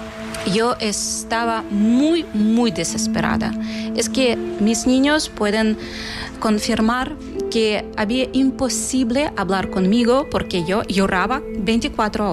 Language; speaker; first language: Spanish; non-native, fluent; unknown